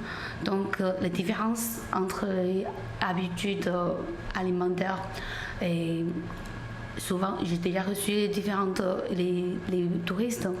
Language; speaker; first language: French; non-native, learner; Chinese